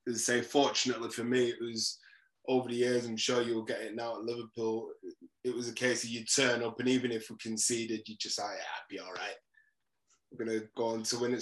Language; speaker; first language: English; native; English